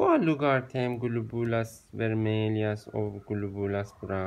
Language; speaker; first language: Portuguese; non-native, learner; Persian